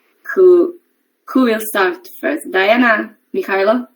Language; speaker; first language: English; non-native, learner; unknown